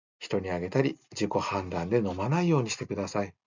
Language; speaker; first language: Japanese; native; Japanese